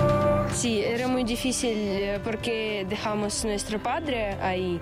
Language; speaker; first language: Spanish; non-native, learner; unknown